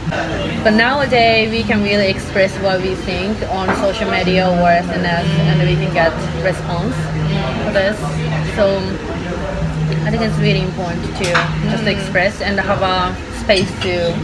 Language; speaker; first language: English; non-native, learner; Japanese